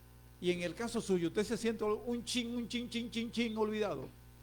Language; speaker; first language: Spanish; native; Spanish